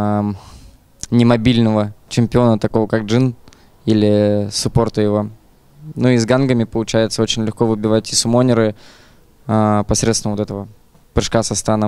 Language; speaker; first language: Russian; native; Russian